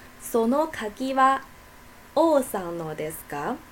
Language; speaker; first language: Japanese; non-native, fluent; Chinese